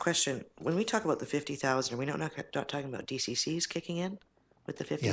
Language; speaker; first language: English; native; English